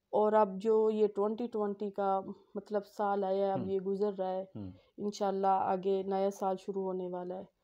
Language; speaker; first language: Urdu; non-native, local second language; Saraiki